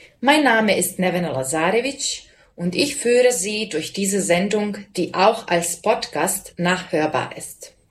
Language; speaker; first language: German; non-native, fluent; Serbian